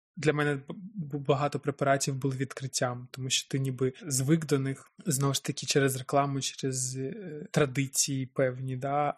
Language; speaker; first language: Ukrainian; native; Ukrainian